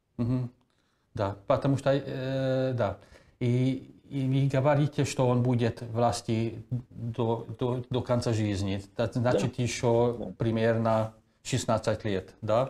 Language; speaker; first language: Russian; non-native, fluent; Hungarian